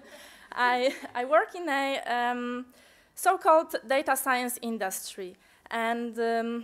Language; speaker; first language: English; non-native, fluent; Polish